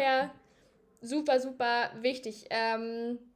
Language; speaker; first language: German; native; German